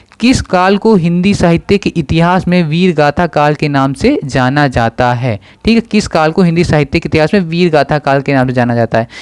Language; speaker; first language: Hindi; native; Hindi